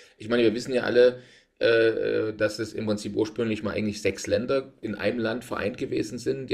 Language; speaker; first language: German; native; German